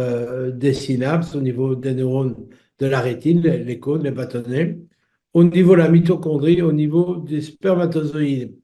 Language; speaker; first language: French; native; French